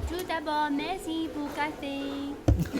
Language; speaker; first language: French; non-native, learner; Chinese